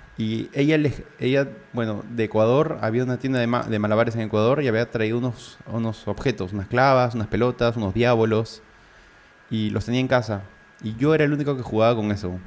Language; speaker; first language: Spanish; native; Spanish